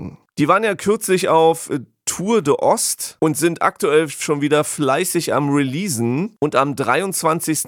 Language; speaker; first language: German; native; German